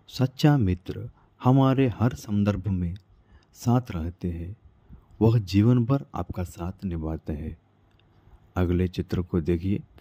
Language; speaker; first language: Hindi; non-native, local second language; Telugu